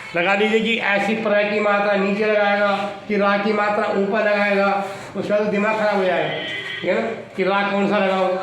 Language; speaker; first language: Hindi; native; Hindi